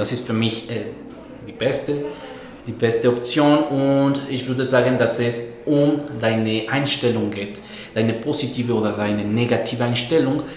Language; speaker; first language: German; non-native, fluent; Spanish